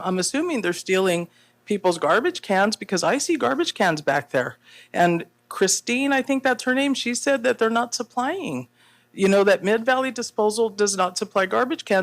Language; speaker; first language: English; native; English